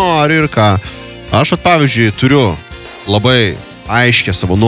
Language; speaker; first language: Lithuanian; native; Lithuanian